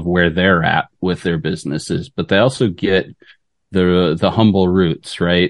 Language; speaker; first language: English; native; English